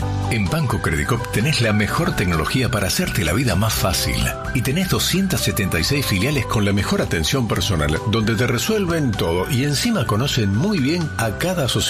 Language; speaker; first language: Spanish; native; Spanish